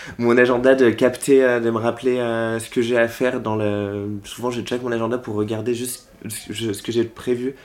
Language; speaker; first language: French; native; French